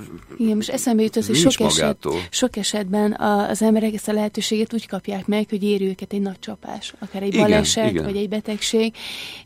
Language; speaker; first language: Hungarian; native; Hungarian